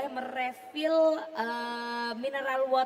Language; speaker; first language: Indonesian; native; Indonesian